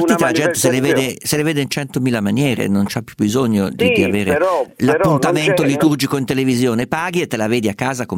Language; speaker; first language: Italian; native; Italian